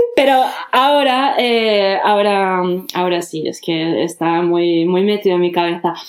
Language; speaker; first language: Spanish; non-native, fluent; English